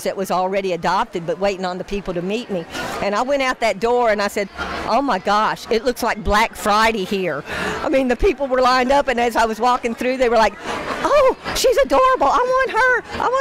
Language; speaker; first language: English; native; English